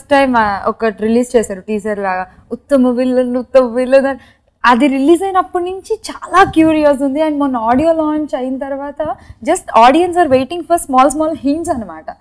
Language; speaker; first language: Telugu; native; Telugu